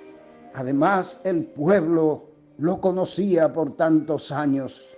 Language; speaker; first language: Spanish; native; Spanish